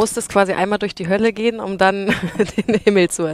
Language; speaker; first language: German; native; German